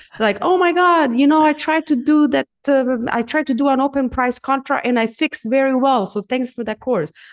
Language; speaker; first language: English; non-native, fluent; Italian